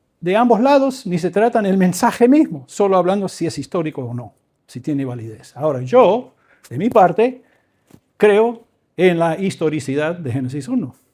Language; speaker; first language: Spanish; early bilingual, other home language; English